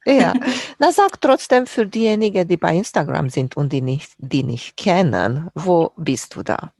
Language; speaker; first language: German; non-native, fluent; Romanian